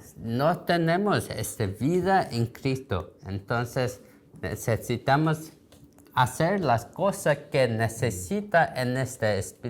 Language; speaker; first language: Spanish; non-native, learner; Korean